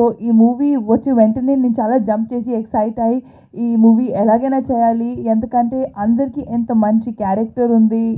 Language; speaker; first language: Telugu; non-native, fluent; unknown